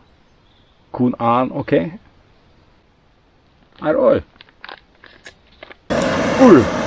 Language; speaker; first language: Thai; non-native, learner; Swedish